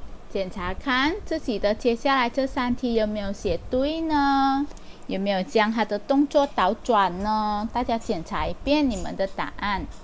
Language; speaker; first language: Chinese; native; Chinese